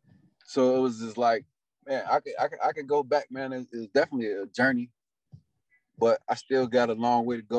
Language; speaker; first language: English; native; English